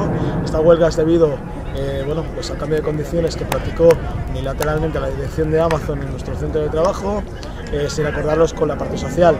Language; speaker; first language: Spanish; native; Spanish